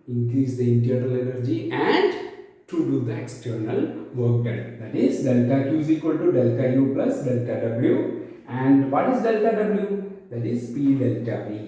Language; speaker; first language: English; non-native, local second language; Malayalam